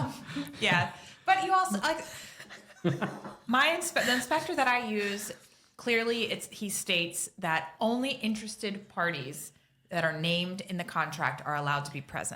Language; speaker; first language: English; native; English